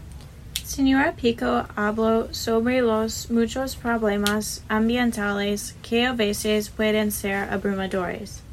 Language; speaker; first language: Spanish; non-native, learner; English